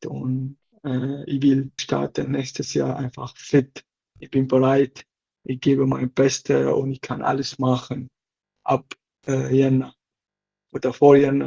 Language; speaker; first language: German; non-native, learner; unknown